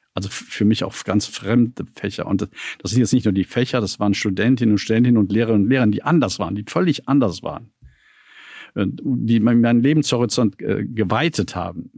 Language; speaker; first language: German; native; German